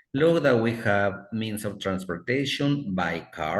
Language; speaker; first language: English; non-native, fluent; Spanish